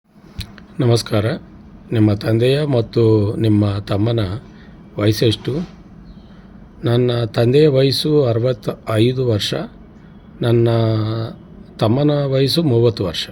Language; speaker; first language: Kannada; non-native, learner; Telugu